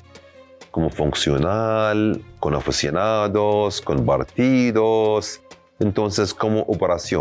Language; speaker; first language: Spanish; non-native, learner; Arabic